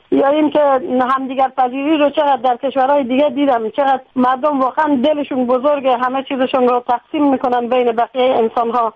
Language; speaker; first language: Persian; native; Persian